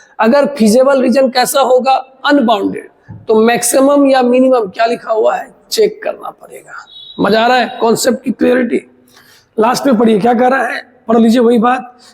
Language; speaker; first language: Hindi; native; Hindi